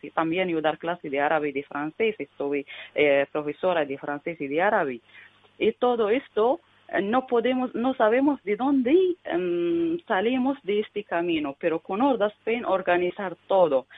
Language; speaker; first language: Spanish; non-native, learner; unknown